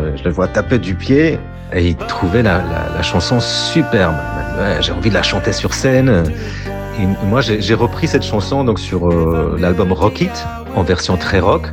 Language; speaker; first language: French; non-native, fluent; Polish